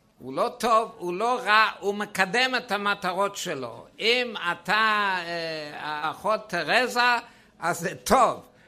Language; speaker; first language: Hebrew; non-native, fluent; German